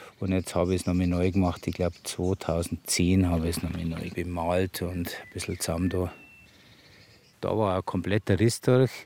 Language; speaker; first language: German; native; German